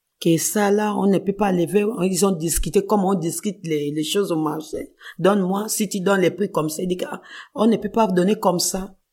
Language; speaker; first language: French; non-native, local second language; Kongo